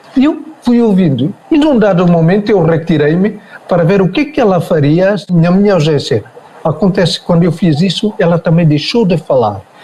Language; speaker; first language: Portuguese; non-native, local second language; Tetum